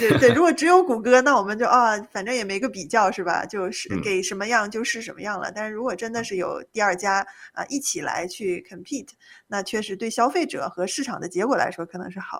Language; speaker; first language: Chinese; native; Chinese